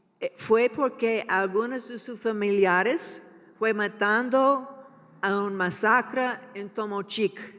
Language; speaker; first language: Spanish; non-native, learner; English